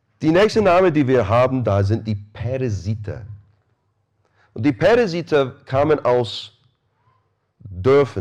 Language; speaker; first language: German; non-native, fluent; English